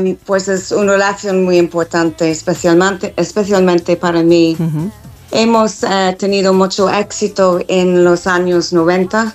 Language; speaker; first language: Spanish; non-native, fluent; English